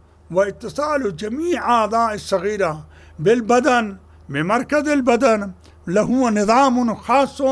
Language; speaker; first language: Arabic; non-native, fluent; Urdu